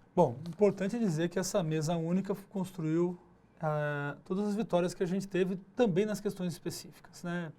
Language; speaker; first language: Portuguese; native; Portuguese